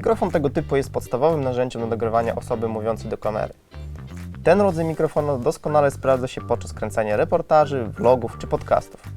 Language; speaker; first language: Polish; native; Polish